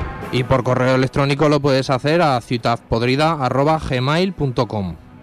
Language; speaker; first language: Spanish; native; Spanish